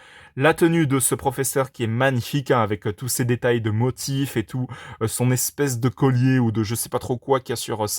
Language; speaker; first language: French; native; French